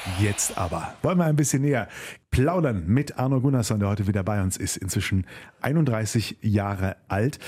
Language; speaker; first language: German; native; German